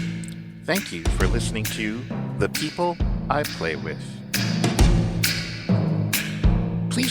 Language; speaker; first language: English; native; English